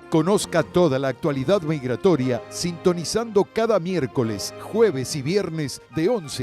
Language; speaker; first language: Spanish; native; Spanish